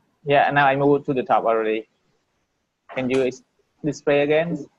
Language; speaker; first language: English; non-native, learner; Vietnamese